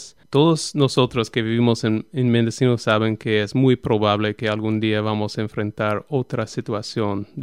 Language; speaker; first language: Spanish; non-native, fluent; English